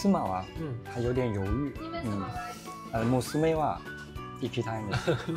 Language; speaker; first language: Japanese; non-native, learner; Chinese